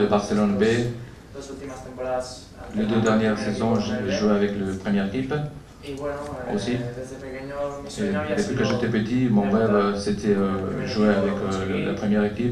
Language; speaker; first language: French; non-native, fluent; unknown